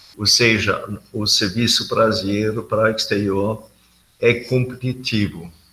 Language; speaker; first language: Portuguese; non-native, fluent; German